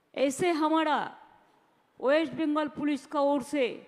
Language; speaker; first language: Hindi; non-native, local second language; Bangla